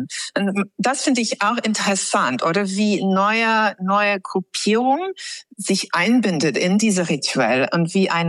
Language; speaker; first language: German; non-native, fluent; English